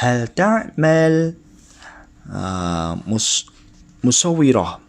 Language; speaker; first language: Arabic; non-native, learner; Indonesian